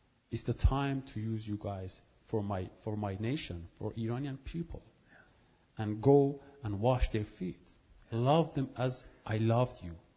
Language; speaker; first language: English; non-native, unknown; Kurdish